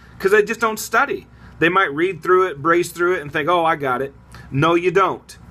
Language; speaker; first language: English; native; English